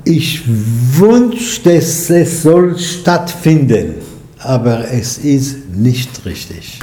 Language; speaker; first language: German; non-native, fluent; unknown